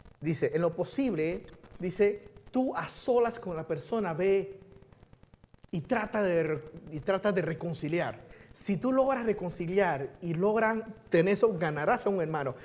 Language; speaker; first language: Spanish; early bilingual, other home language; Chinese